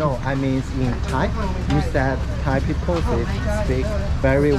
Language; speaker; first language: English; non-native, learner; Thai